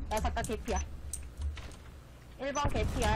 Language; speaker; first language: Korean; native; Korean